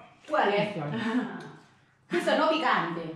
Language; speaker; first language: Italian; non-native, learner; Thai